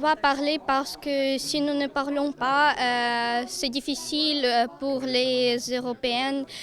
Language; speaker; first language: French; non-native, learner; Ukrainian